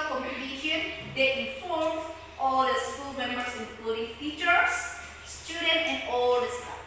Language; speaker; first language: English; non-native, fluent; Indonesian